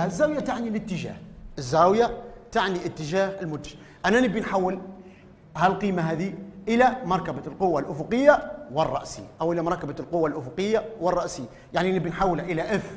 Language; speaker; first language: Arabic; native; Arabic